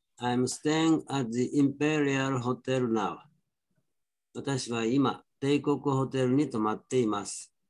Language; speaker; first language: Japanese; native; Japanese